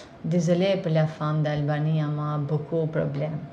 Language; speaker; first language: French; non-native, learner; Albanian